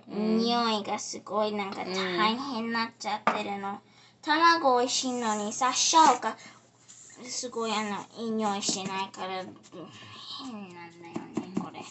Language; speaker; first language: Japanese; early bilingual, heritage; Japanese